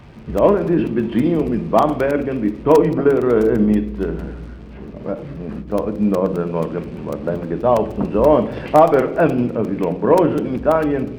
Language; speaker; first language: German; non-native, fluent; Italian